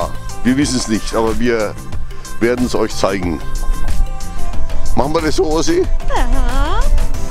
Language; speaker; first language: German; native; German